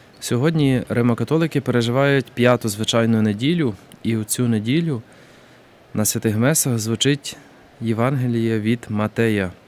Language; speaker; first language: Ukrainian; native; Ukrainian